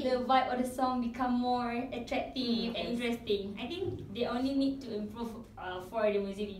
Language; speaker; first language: English; non-native, local second language; Malay